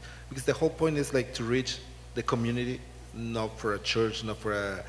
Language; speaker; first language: English; non-native, fluent; Spanish